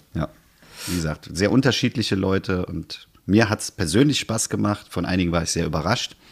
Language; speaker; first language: German; native; German